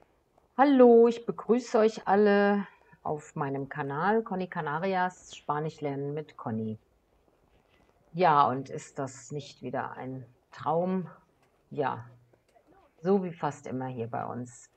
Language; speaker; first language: German; native; German